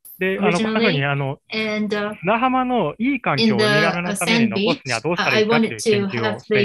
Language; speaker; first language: Japanese; native; Japanese